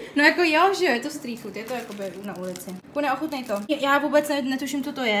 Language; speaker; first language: Czech; early bilingual, other home language; Vietnamese